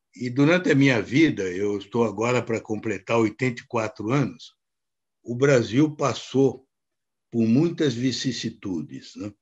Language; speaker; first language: Portuguese; native; Portuguese